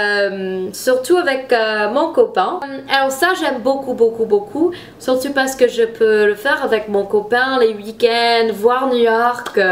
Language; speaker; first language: French; non-native, fluent; English